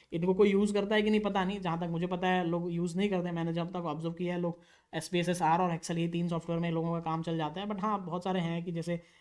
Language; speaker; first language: Hindi; native; Hindi